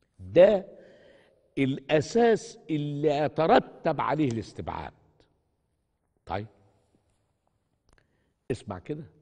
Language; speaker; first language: Arabic; native; Arabic